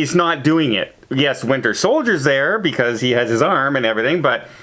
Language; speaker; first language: English; native; English